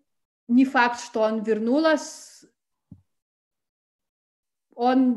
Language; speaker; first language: Russian; non-native, fluent; Lithuanian